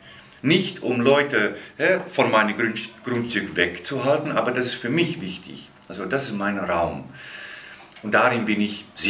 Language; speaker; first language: German; non-native, fluent; Dutch